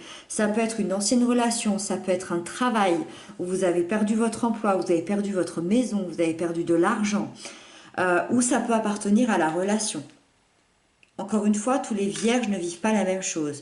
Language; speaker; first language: French; native; French